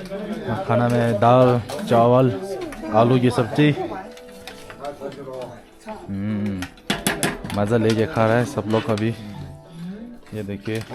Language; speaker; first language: Hindi; non-native, fluent; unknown